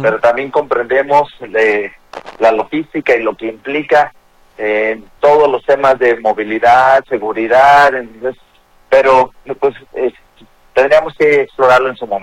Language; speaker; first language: Spanish; native; Spanish